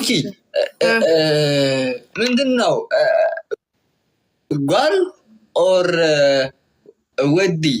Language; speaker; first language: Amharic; non-native, learner; Tigrinya